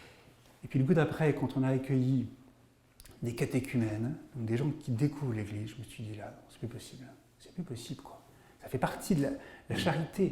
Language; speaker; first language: French; native; French